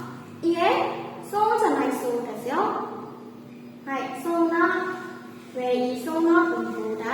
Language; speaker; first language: Japanese; non-native, learner; Burmese